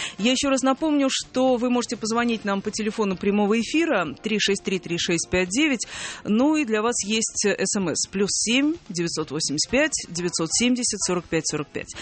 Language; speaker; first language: Russian; native; Russian